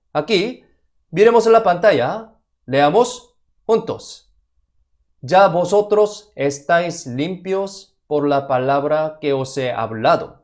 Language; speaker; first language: Spanish; non-native, fluent; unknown